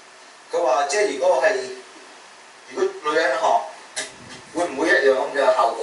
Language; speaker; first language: Cantonese; early bilingual, heritage; Cantonese